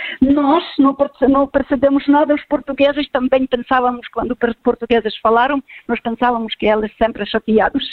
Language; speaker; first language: Portuguese; non-native, fluent; Ukrainian